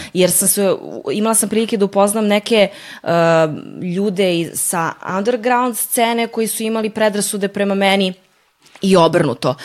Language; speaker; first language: Serbian; early bilingual, heritage; Serbian